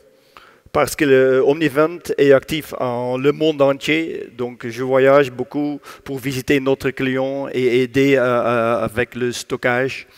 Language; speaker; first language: French; non-native, learner; Dutch